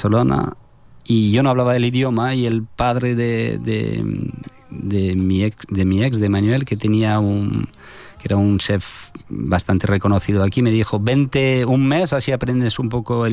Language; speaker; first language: Spanish; non-native, fluent; French